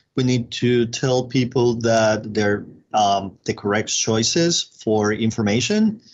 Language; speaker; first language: English; non-native, fluent; Spanish